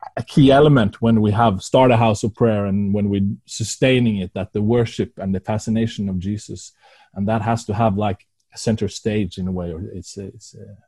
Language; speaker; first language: English; non-native, fluent; Norwegian